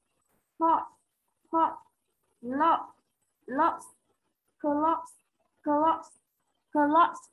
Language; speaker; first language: English; non-native, learner; Vietnamese